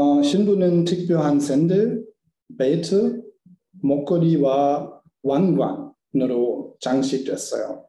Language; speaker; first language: Korean; non-native, learner; German